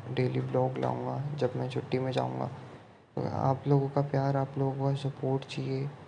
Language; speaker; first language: Hindi; native; Hindi